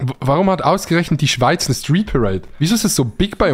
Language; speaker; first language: German; native; German